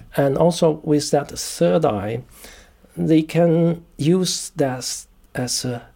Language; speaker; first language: English; non-native, fluent; Chinese